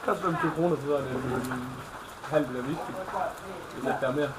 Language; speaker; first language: Danish; native; Danish